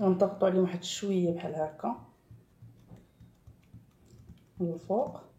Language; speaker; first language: Arabic; native; Arabic